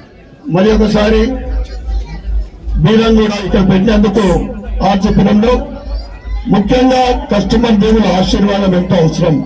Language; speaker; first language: Telugu; native; Telugu